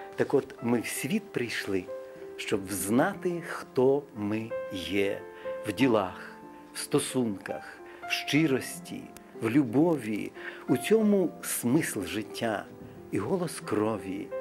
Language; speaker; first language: Ukrainian; non-native, local second language; Russian